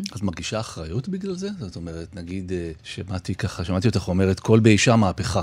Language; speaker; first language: Hebrew; native; Hebrew